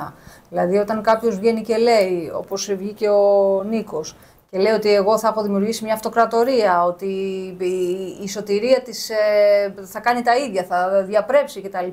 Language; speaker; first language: Greek; native; Greek